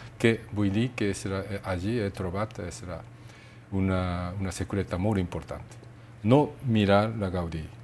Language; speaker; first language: Catalan; non-native, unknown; Japanese